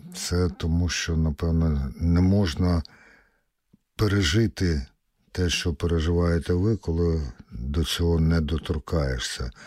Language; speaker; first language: Ukrainian; native; Ukrainian